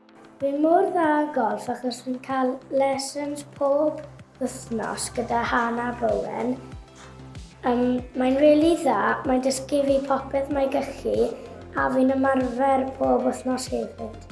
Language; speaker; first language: Welsh; non-native, local second language; English